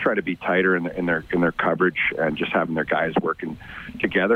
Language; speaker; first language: English; native; English